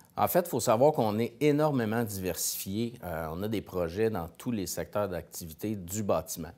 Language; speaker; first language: French; native; French